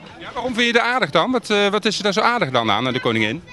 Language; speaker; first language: Dutch; native; Dutch